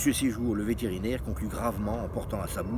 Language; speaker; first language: French; native; French